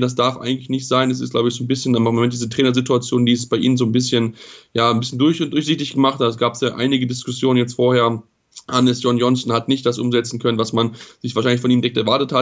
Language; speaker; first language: German; native; German